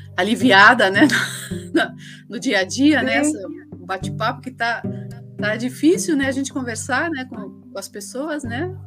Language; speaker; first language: Portuguese; early bilingual, other home language; Spanish